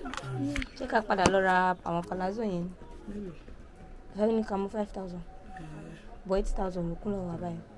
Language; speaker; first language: English; non-native, local second language; Yoruba